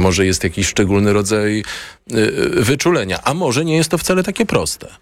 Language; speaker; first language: Polish; native; Polish